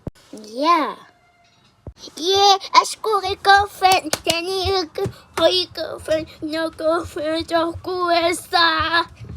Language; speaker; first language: English; non-native, learner; Mongolian